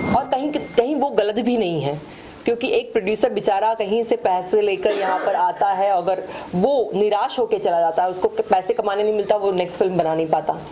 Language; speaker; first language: Hindi; non-native, local second language; Kannada